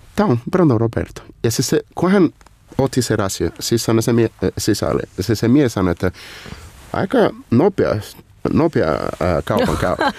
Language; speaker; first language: Finnish; non-native, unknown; Portuguese